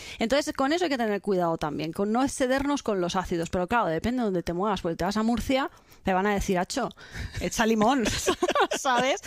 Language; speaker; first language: Spanish; native; Spanish